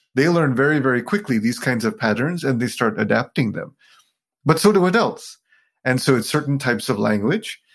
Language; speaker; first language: English; non-native, local second language; Sinhala